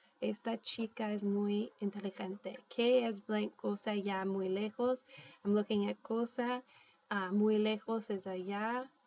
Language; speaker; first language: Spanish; non-native, fluent; English